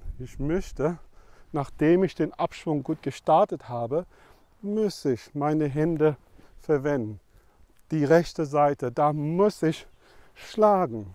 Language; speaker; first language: German; non-native, fluent; English